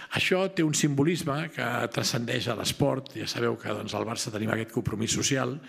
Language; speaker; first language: Catalan; native; Catalan